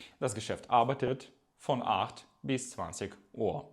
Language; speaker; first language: German; non-native, fluent; Ukrainian